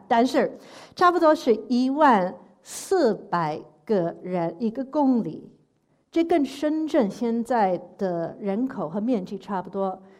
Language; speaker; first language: Chinese; non-native, fluent; English